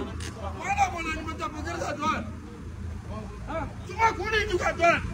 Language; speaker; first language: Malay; non-native, learner; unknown